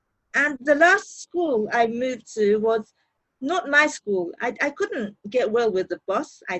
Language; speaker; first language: English; non-native, learner; Japanese